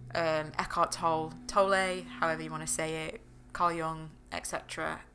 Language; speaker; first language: English; native; English